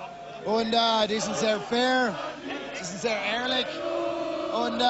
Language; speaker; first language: German; non-native, fluent; English